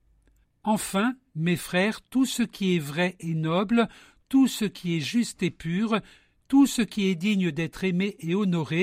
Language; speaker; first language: French; native; French